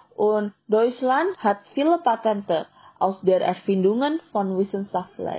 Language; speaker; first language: German; non-native, learner; Indonesian